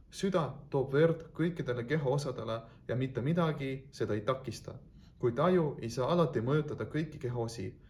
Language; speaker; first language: Estonian; non-native, local second language; Russian